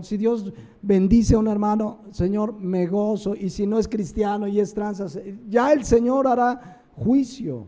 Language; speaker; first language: Spanish; native; Spanish